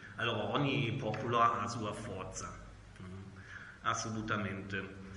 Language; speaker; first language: Italian; non-native, learner; German